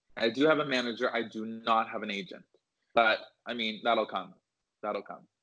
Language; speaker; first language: English; native; English